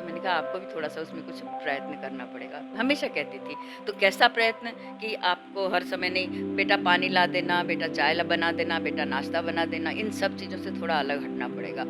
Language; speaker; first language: Hindi; non-native, local second language; Odia